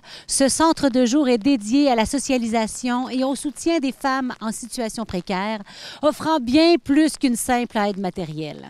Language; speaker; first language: French; native; French